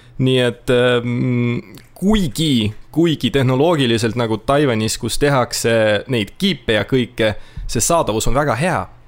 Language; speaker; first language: Estonian; non-native, local second language; Russian